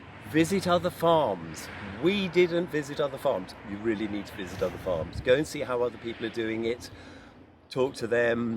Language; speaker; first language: English; native; English